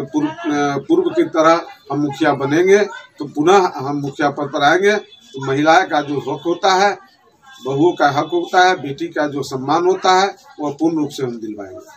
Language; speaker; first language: Hindi; native; Hindi